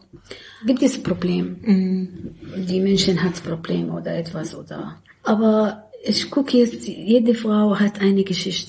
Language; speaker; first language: German; non-native, learner; Arabic